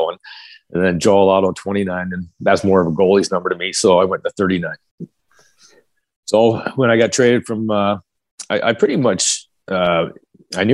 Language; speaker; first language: English; native; English